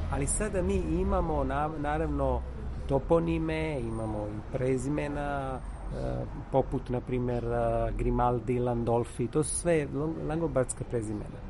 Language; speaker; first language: Serbian; non-native, fluent; Italian